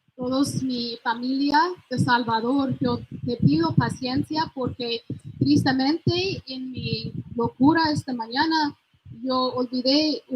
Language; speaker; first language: Spanish; non-native, fluent; English